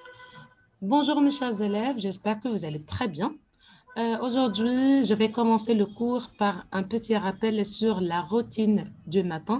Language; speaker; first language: French; non-native, fluent; Arabic